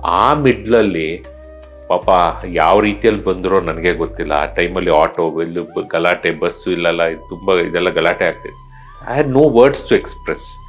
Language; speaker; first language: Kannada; native; Kannada